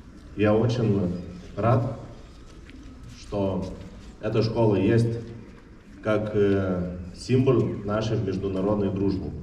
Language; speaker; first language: Russian; non-native, learner; Lithuanian